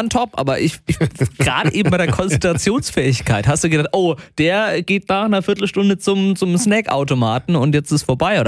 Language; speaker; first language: German; native; German